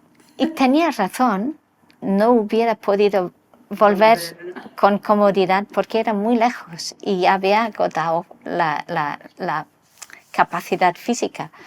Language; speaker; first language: Spanish; non-native, local second language; English